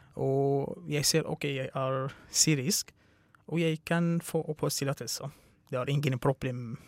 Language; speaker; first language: Norwegian; non-native, fluent; Arabic